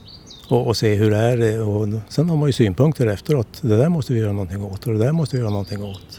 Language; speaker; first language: Swedish; native; Swedish